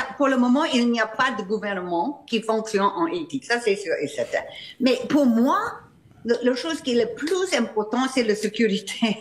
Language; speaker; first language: French; non-native, fluent; English